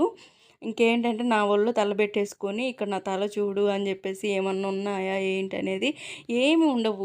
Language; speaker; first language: Telugu; native; Telugu